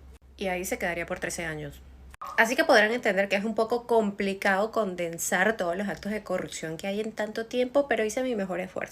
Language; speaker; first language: Spanish; native; Spanish